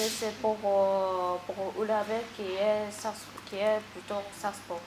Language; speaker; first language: French; non-native, fluent; Japanese